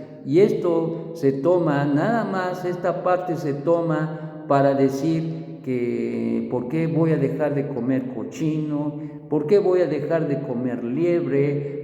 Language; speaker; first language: Spanish; native; Spanish